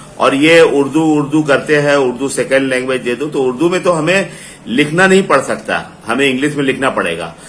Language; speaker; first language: Hindi; non-native, local second language; Urdu